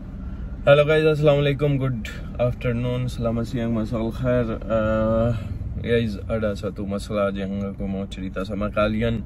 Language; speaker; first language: Indonesian; non-native, fluent; Urdu